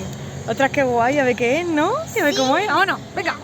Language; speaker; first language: Spanish; native; Spanish